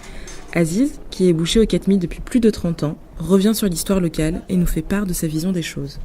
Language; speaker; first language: French; native; French